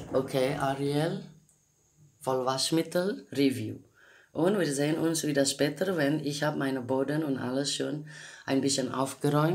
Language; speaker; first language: German; non-native, learner; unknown